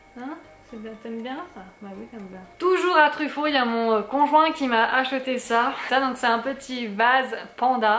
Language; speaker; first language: French; native; French